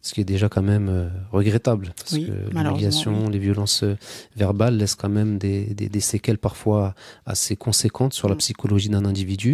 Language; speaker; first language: French; native; French